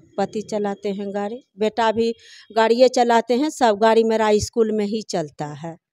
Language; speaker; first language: Hindi; native; Hindi